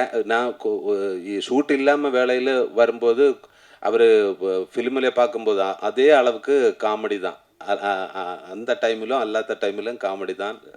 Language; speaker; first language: Tamil; non-native, learner; Malayalam